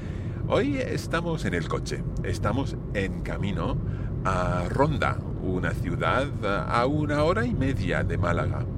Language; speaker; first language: Spanish; non-native, fluent; English